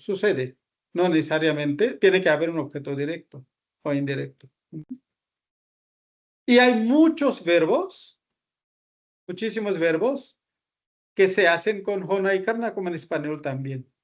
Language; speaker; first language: Spanish; non-native, fluent; Hindi